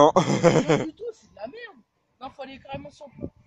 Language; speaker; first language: French; native; French